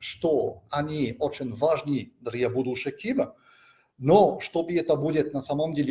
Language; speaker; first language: Russian; non-native, fluent; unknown